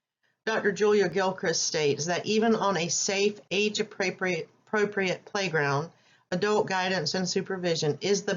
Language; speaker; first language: English; native; English